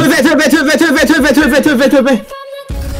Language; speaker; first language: Chinese; native; Chinese